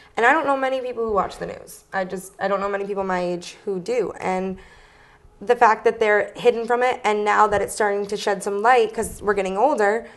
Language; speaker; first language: English; native; English